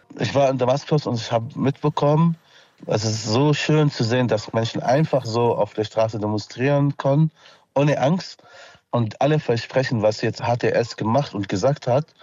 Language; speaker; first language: German; non-native, fluent; Arabic